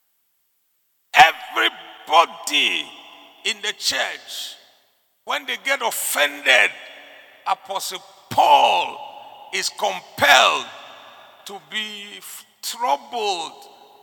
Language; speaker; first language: English; non-native, local second language; Akan